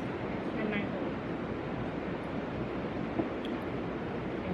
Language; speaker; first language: Chinese; native; Chinese